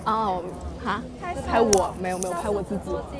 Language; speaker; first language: Chinese; non-native, fluent; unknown